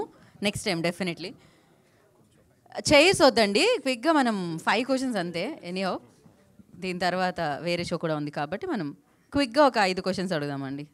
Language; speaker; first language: Telugu; native; Telugu